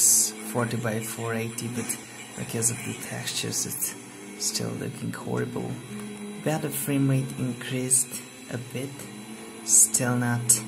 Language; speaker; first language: English; non-native, fluent; Hungarian